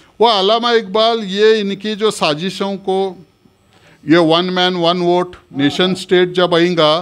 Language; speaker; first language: Hindi; non-native, local second language; Urdu